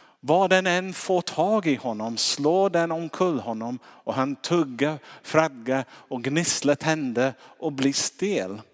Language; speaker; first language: Swedish; non-native, fluent; English